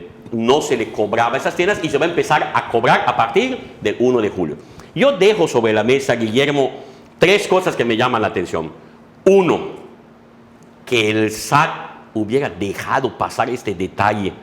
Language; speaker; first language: Spanish; native; Spanish